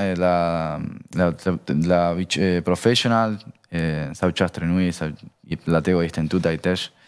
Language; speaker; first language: Polish; non-native, learner; Spanish